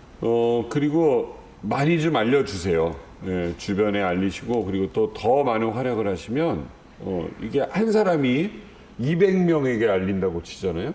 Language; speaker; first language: Korean; native; Korean